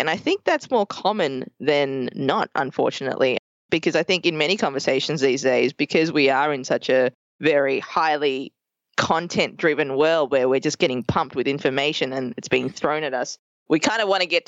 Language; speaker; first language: English; native; English